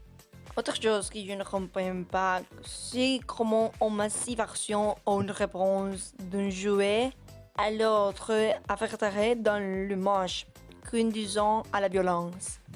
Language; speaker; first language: French; non-native, learner; Spanish